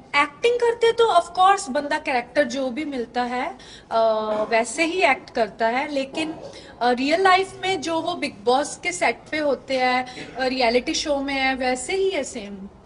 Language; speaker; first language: Hindi; non-native, local second language; Punjabi